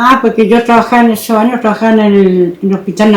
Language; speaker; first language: Spanish; native; Spanish